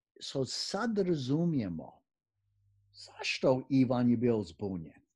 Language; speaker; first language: Croatian; early bilingual, heritage; Croatian